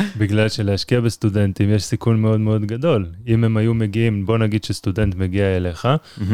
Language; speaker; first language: Hebrew; native; Hebrew